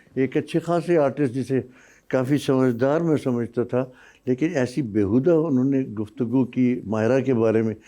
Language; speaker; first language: Urdu; non-native, local second language; Punjabi